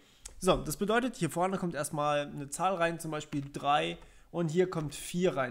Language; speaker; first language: German; native; German